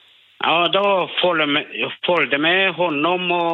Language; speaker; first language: Swedish; non-native, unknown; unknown